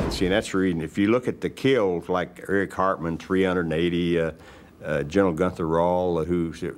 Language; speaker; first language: English; native; English